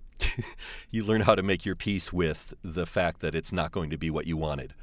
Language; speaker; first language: English; native; English